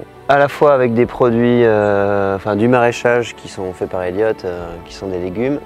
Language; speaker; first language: French; native; French